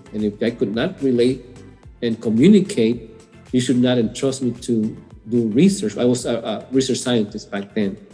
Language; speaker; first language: English; non-native, fluent; Spanish